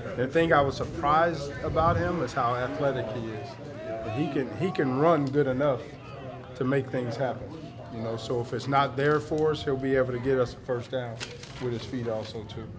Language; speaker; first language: English; native; English